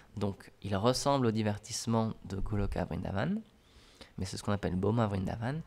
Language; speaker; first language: French; native; French